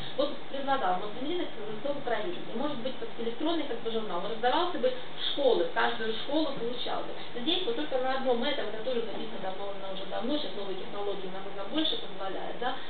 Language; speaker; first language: Russian; non-native, local second language; Ukrainian